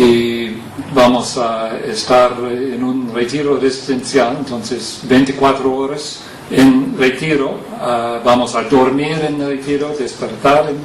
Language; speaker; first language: Spanish; non-native, fluent; English